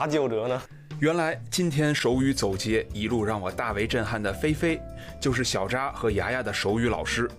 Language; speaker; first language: Chinese; native; Chinese